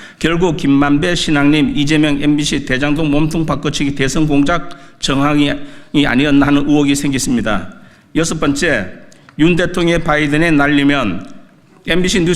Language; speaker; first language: Korean; native; Korean